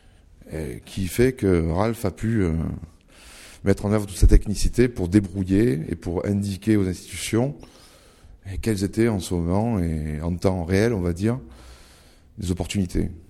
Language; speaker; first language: French; native; French